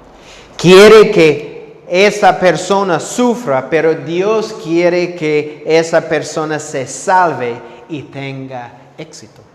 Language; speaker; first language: Spanish; non-native, fluent; English